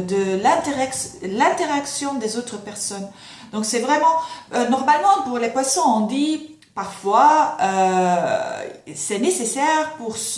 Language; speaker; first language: French; non-native, fluent; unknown